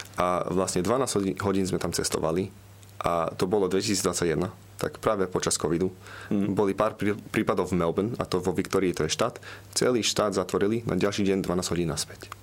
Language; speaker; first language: Slovak; early bilingual, heritage; Slovak